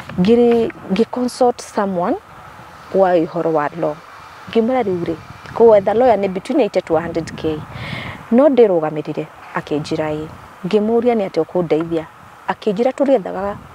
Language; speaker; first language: Kikuyu; non-native, local second language; Meru